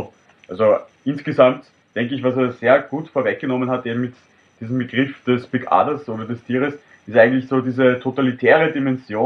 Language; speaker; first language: German; native; German